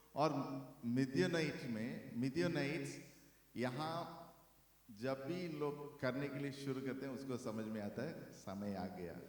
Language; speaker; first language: Hindi; non-native, local second language; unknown